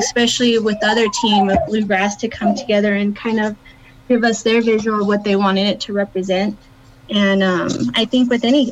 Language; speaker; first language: English; native; English